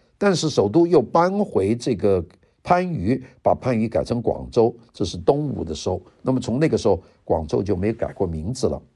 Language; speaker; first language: Chinese; non-native, local second language; Cantonese